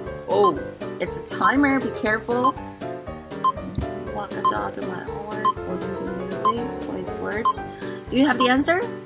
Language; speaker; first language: English; non-native, fluent; Chinese